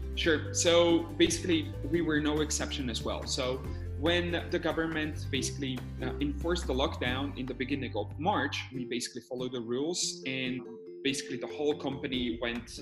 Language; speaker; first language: English; non-native, fluent; Slovak